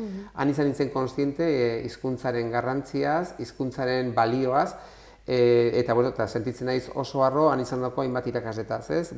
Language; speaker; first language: Basque; non-native, local second language; Spanish